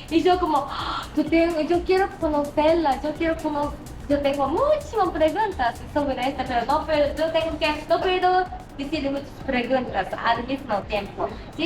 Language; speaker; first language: Spanish; non-native, learner; Japanese